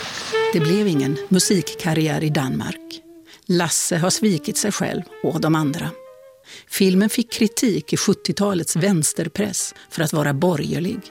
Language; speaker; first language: Swedish; native; Swedish